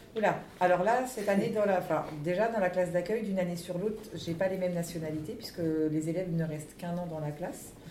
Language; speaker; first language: French; native; French